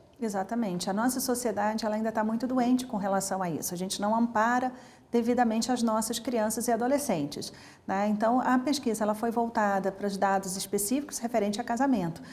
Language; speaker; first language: Portuguese; native; Portuguese